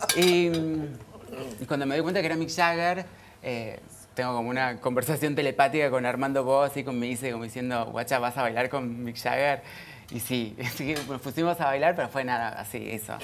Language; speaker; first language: Spanish; native; Spanish